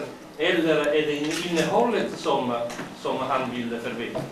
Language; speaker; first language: Swedish; non-native, fluent; Italian